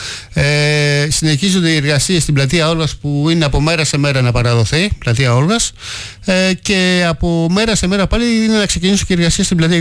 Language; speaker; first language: Greek; native; Greek